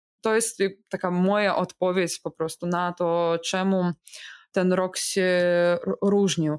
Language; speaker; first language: Polish; non-native, fluent; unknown